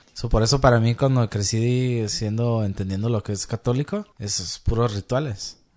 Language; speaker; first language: Spanish; early bilingual, heritage; Spanish